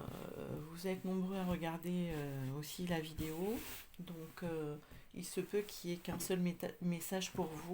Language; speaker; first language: French; native; French